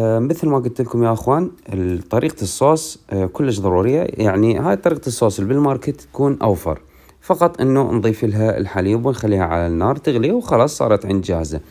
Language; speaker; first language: Arabic; native; Arabic